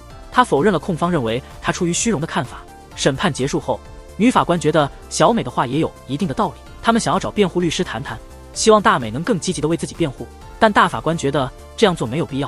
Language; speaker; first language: Chinese; native; Chinese